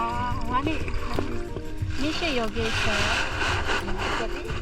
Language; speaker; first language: Korean; non-native, learner; Filipino